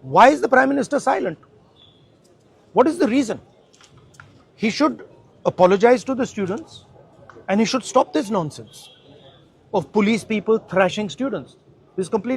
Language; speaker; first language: English; non-native, local second language; Hindi